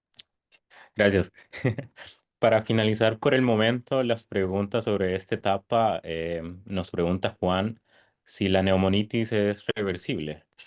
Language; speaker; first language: Spanish; native; Spanish